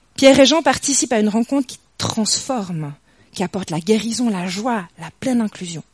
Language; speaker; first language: French; native; French